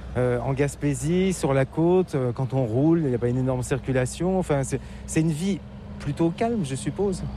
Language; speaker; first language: French; native; French